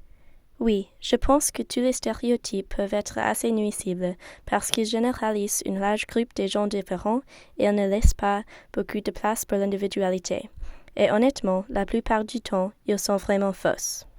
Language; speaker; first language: French; non-native, fluent; English